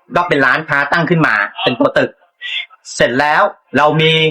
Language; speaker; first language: Thai; native; Thai